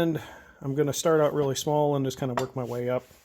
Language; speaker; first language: English; native; English